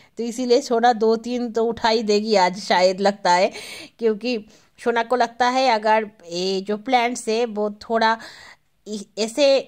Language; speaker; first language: Hindi; non-native, local second language; Bangla